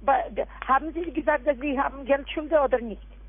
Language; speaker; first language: German; non-native, fluent; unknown